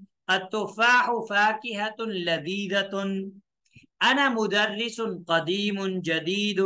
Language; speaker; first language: Arabic; non-native, fluent; Urdu